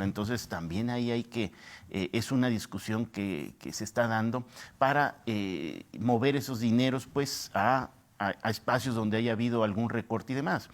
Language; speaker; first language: Spanish; native; Spanish